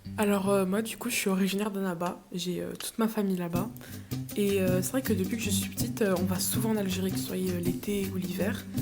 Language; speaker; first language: French; native; French